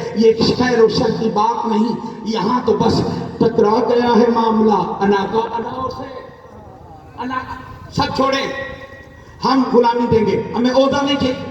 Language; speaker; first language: Urdu; non-native, local second language; Sindhi